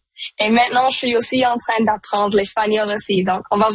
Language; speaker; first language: French; non-native, local second language; Punjabi